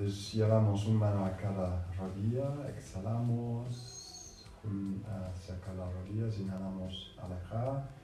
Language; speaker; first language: Spanish; non-native, fluent; English